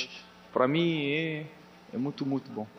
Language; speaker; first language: Portuguese; non-native, learner; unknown